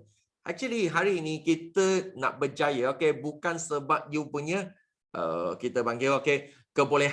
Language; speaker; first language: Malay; non-native, local second language; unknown